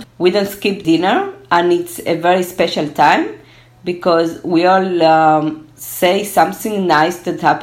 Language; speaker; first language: English; early bilingual, other home language; Spanish